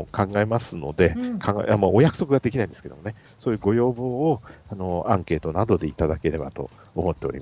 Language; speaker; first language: Japanese; native; Japanese